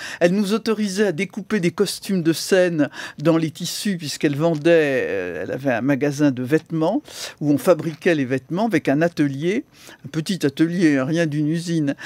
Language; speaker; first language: French; native; French